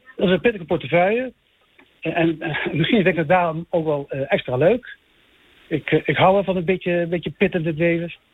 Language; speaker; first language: Dutch; native; Dutch